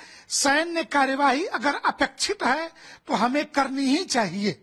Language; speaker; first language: Hindi; native; Hindi